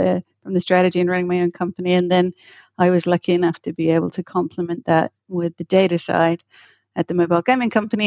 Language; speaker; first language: English; native; English